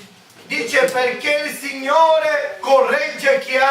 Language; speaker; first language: Italian; native; Italian